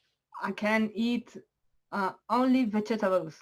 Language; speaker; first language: English; non-native, learner; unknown